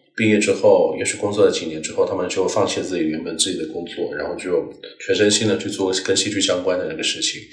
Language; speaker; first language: Chinese; non-native, local second language; Cantonese